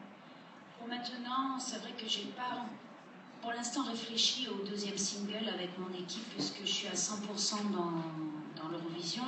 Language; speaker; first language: French; native; French